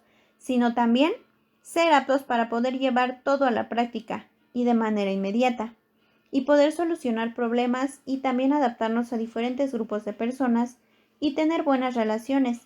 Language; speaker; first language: Spanish; native; Spanish